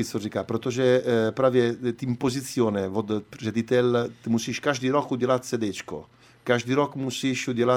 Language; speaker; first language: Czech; non-native, learner; Italian